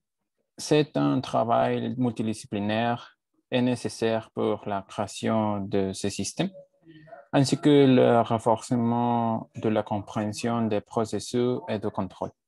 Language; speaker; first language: French; non-native, learner; Spanish